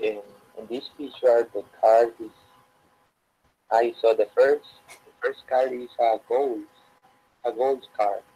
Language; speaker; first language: English; non-native, learner; Spanish